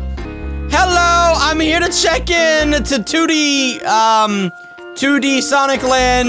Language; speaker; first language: English; native; English